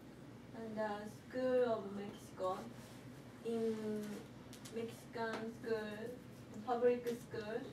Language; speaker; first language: English; non-native, learner; Japanese